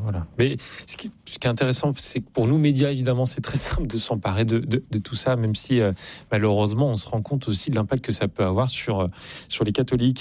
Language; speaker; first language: French; native; French